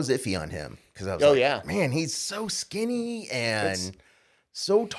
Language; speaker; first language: English; native; English